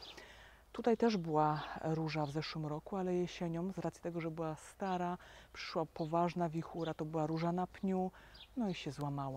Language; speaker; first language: Polish; native; Polish